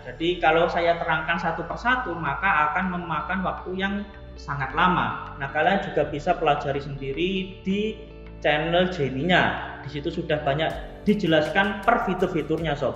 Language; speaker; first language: Indonesian; native; Indonesian